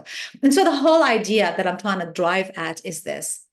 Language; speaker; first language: English; non-native, fluent; Arabic